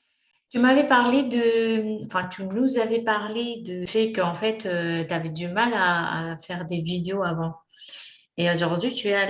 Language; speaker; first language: French; native; French